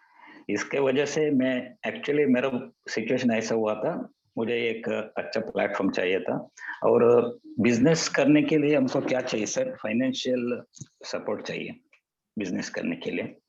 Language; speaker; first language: Hindi; non-native, local second language; Kannada